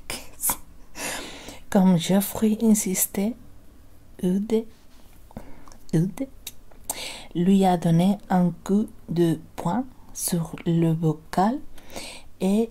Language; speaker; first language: French; non-native, learner; Spanish